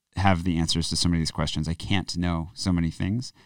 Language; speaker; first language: English; native; English